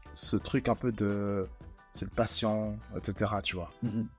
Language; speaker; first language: French; native; French